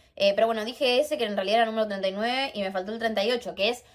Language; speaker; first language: Spanish; native; Spanish